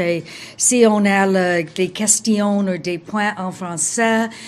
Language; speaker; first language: French; non-native, learner; English